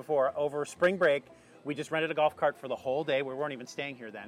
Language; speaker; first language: English; native; English